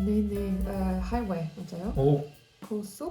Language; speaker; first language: Korean; non-native, learner; English